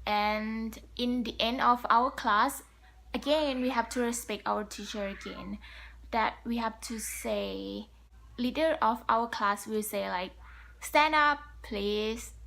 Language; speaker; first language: English; non-native, learner; Thai